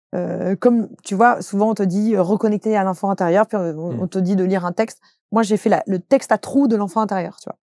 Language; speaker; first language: French; native; French